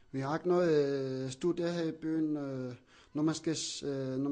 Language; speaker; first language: Danish; non-native, local second language; Kalaallisut